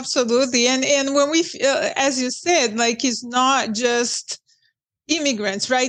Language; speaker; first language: English; non-native, fluent; Portuguese